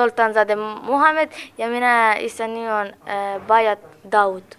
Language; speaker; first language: Finnish; non-native, learner; Persian